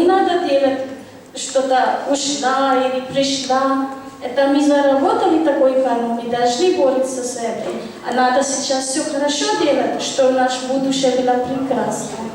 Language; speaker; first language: Russian; non-native, learner; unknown